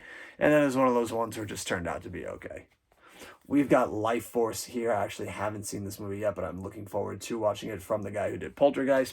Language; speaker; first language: English; native; English